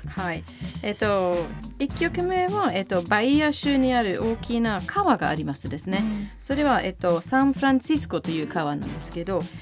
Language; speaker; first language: Japanese; non-native, fluent; English